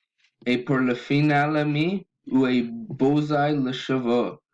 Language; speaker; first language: French; non-native, learner; English